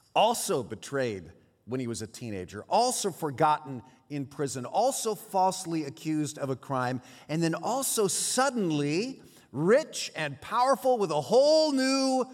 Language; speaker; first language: English; early bilingual, other home language; Swiss German